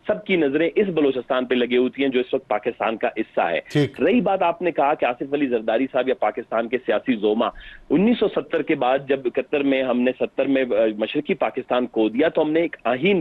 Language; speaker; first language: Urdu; non-native, local second language; Baluchi